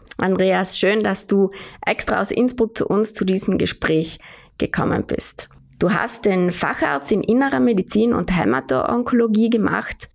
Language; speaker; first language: German; native; German